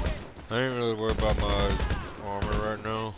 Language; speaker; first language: English; native; English